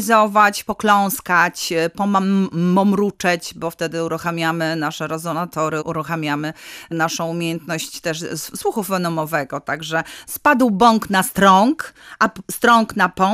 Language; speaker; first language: Polish; native; Polish